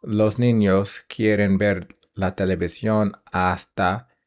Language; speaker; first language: Spanish; non-native, learner; English